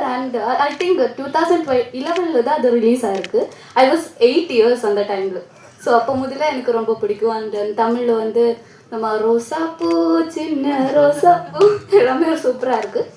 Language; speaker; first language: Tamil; non-native, learner; Malayalam